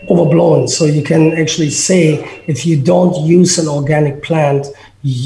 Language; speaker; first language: English; non-native, fluent; German